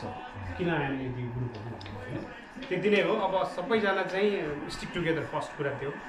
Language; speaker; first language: Nepali; native; Nepali